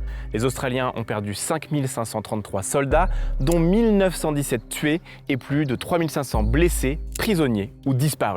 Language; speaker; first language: French; native; French